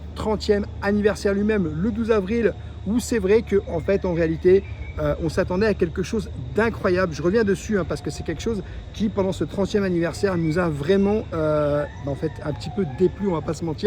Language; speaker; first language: French; native; French